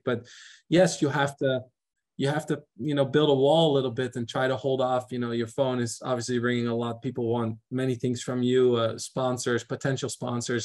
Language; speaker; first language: English; non-native, fluent; Dutch